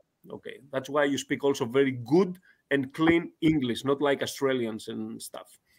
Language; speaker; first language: English; non-native, fluent; Greek